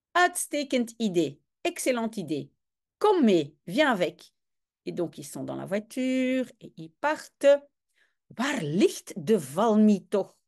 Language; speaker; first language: French; native; French